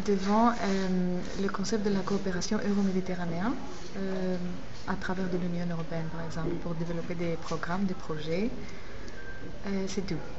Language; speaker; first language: French; non-native, fluent; Greek